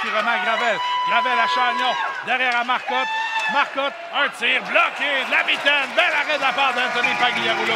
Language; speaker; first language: French; native; French